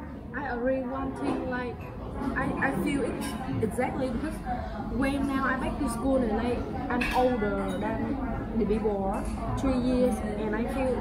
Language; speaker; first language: English; non-native, learner; Vietnamese